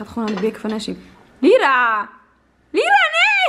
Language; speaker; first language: Dutch; native; Dutch